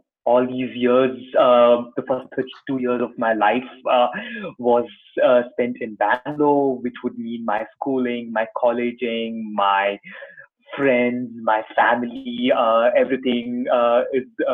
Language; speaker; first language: English; non-native, local second language; Tamil